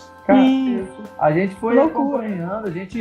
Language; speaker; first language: Portuguese; native; Portuguese